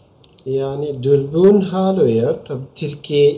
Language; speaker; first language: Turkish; non-native, local second language; Kurdish